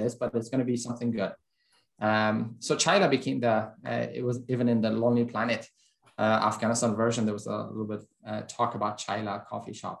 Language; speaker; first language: English; non-native, fluent; Persian